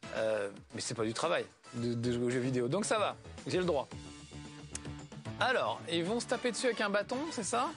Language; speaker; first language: French; native; French